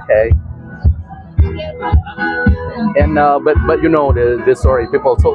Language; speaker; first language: English; non-native, fluent; Indonesian